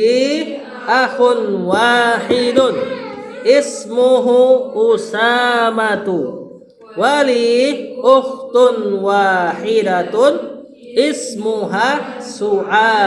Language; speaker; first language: Arabic; non-native, fluent; Indonesian